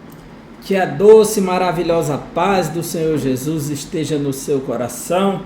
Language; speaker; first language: Portuguese; native; Portuguese